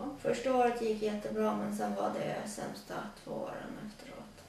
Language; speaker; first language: Swedish; early bilingual, other home language; Latvian